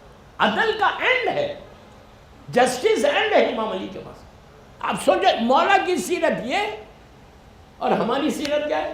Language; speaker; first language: Urdu; native; Urdu